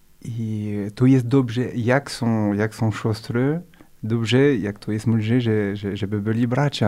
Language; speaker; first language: Polish; non-native, fluent; French